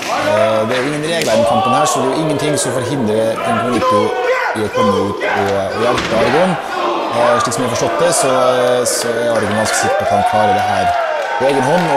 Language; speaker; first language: Norwegian; native; Norwegian